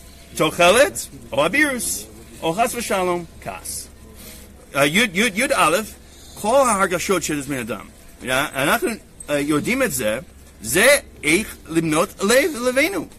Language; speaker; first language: Hebrew; non-native, learner; English